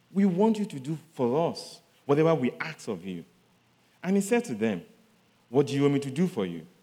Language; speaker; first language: English; non-native, local second language; Yoruba